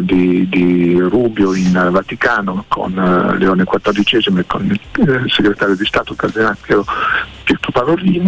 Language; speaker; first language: Italian; native; Italian